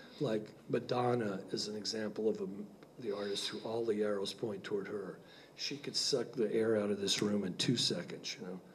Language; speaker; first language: English; native; English